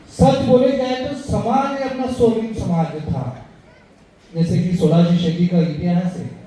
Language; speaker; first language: Hindi; non-native, local second language; Marathi